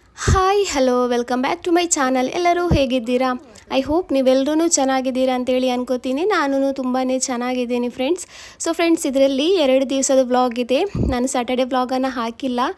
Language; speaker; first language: Kannada; non-native, local second language; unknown